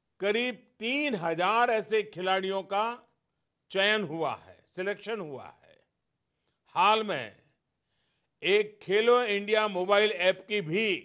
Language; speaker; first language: Hindi; non-native, local second language; Gujarati